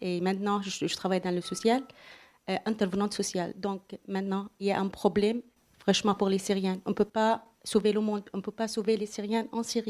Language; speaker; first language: French; non-native, learner; Arabic